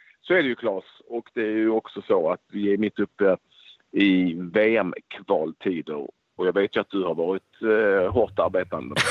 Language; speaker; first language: Swedish; native; Swedish